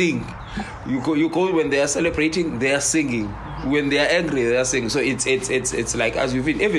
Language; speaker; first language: English; non-native, local second language; Xhosa